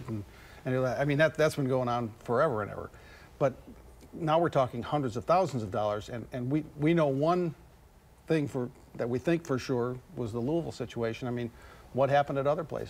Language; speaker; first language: English; native; English